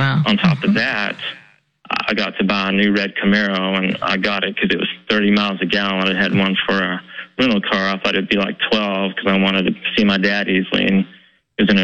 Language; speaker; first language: English; native; English